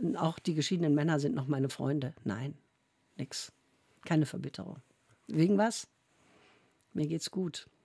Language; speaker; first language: German; native; German